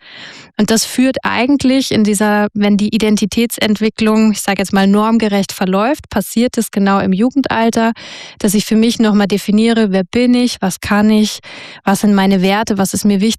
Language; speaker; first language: German; native; German